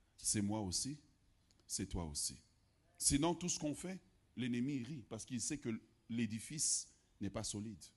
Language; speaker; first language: French; non-native, local second language; Lingala